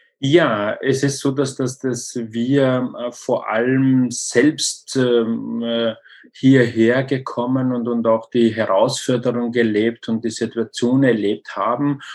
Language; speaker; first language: German; non-native, learner; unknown